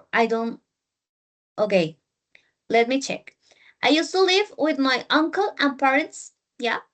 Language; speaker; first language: English; non-native, learner; Spanish